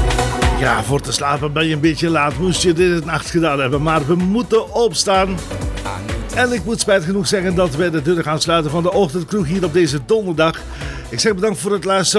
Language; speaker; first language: Dutch; native; Dutch